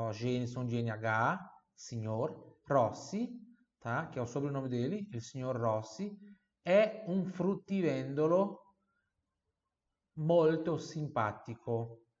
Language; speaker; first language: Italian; non-native, fluent; Portuguese